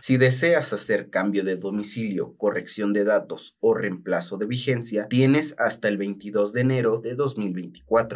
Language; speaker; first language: Spanish; native; Spanish